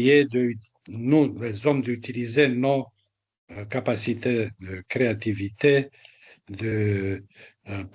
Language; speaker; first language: French; non-native, fluent; Romanian